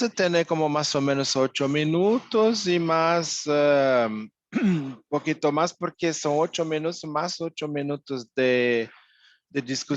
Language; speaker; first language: Spanish; non-native, fluent; Portuguese